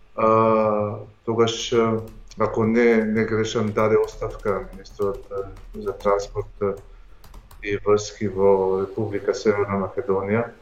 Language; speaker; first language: Macedonian; non-native, local second language; Albanian